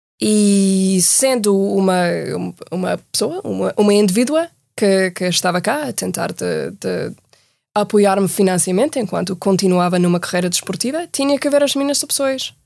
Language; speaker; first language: Portuguese; non-native, fluent; English